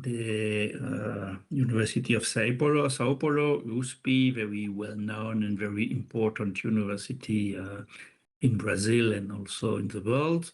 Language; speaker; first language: English; non-native, fluent; French